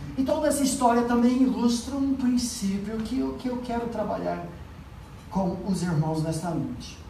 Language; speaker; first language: Portuguese; non-native, fluent; English